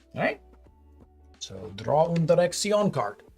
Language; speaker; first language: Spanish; non-native, learner; English